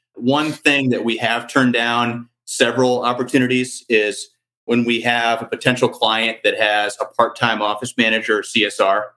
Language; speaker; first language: English; native; English